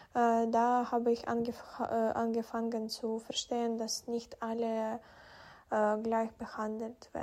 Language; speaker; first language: German; non-native, fluent; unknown